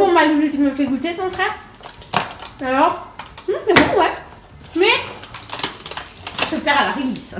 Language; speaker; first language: French; native; French